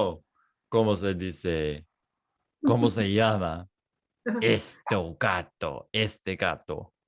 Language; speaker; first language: Spanish; non-native, fluent; English